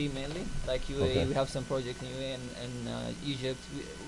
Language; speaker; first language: English; non-native, fluent; Arabic